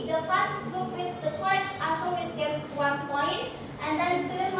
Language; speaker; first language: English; non-native, learner; Indonesian